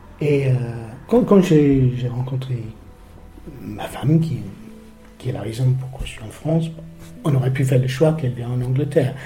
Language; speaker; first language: French; non-native, fluent; English